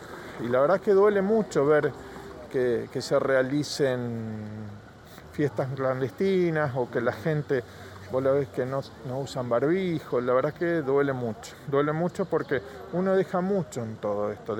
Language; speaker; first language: Spanish; native; Spanish